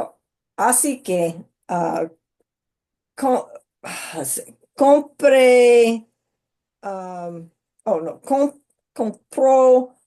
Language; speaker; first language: Spanish; non-native, learner; English